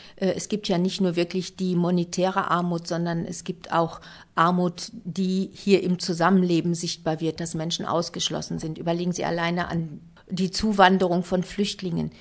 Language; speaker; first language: German; native; German